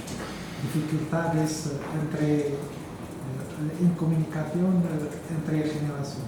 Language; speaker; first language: Spanish; non-native, learner; Arabic